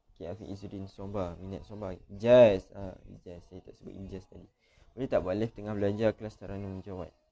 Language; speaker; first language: Malay; native; Malay